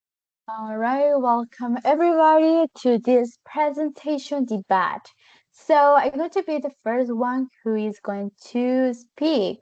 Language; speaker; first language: English; non-native, fluent; Spanish